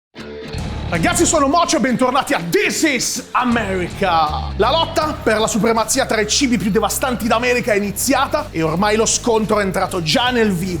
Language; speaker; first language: Italian; native; Italian